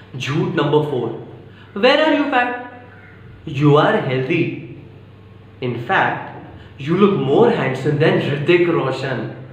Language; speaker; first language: English; non-native, local second language; Maithili